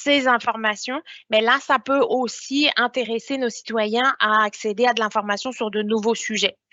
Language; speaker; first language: French; native; French